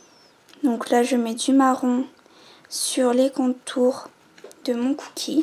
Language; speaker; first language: French; native; French